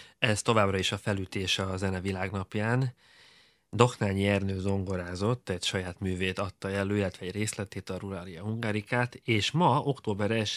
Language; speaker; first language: Hungarian; native; Hungarian